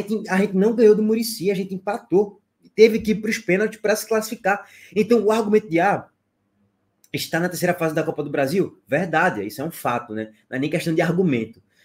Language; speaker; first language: Portuguese; native; Portuguese